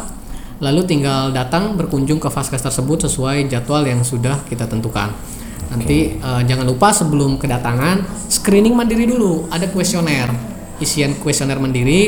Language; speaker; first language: Indonesian; native; Indonesian